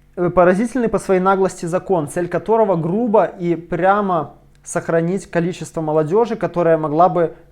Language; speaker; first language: Russian; native; Russian